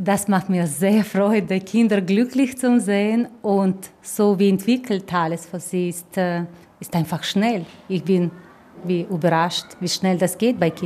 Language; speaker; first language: German; non-native, learner; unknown